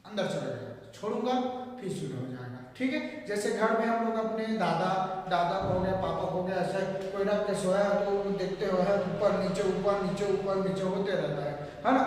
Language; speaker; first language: Hindi; non-native, local second language; Chhattisgarhi